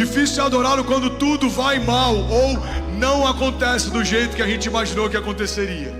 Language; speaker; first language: Portuguese; native; Portuguese